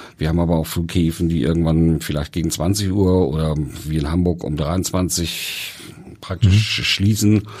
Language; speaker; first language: German; native; German